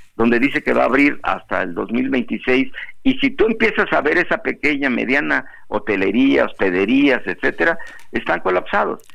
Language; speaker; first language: Spanish; native; Spanish